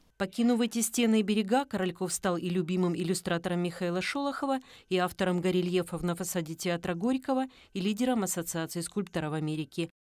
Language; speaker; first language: Russian; native; Russian